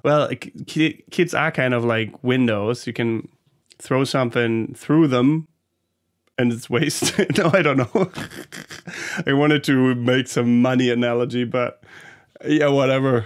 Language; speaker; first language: English; non-native, fluent; German